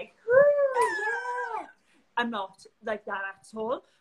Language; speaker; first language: English; native; English